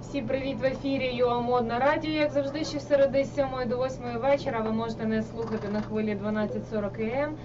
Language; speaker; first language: Ukrainian; native; Ukrainian